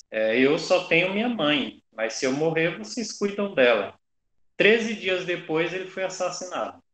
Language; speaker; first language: Portuguese; native; Portuguese